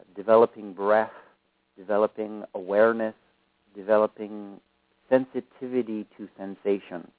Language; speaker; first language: English; native; English